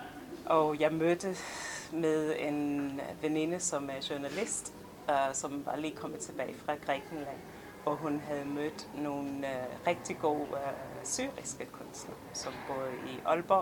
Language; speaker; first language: Danish; non-native, fluent; English